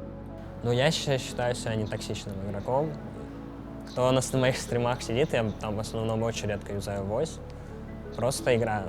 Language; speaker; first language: Russian; native; Russian